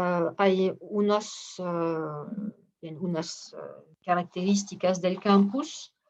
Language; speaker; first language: Spanish; non-native, fluent; French